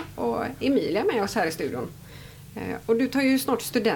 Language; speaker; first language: Swedish; native; Swedish